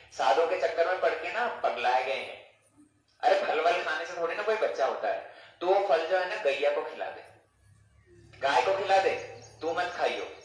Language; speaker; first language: Hindi; non-native, fluent; English